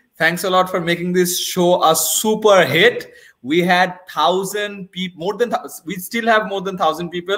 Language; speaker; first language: English; non-native, local second language; Bangla